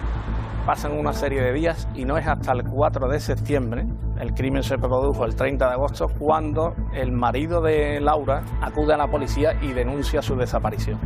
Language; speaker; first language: Spanish; native; Spanish